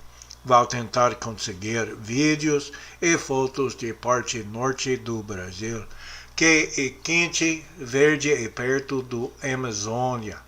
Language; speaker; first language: Portuguese; non-native, learner; English